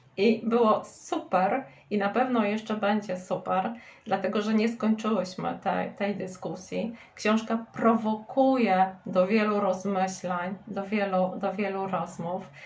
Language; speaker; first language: Polish; native; Polish